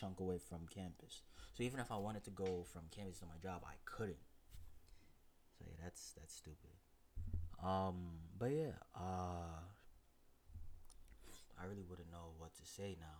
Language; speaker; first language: English; native; English